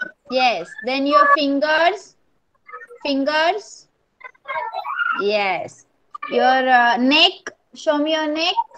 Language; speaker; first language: English; non-native, local second language; Marathi